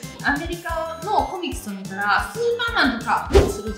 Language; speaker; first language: Japanese; non-native, fluent; Italian